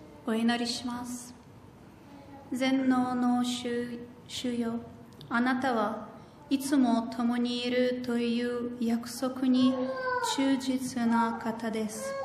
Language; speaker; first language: Japanese; non-native, learner; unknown